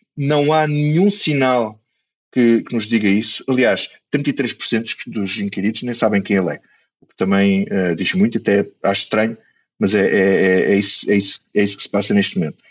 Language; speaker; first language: Portuguese; native; Portuguese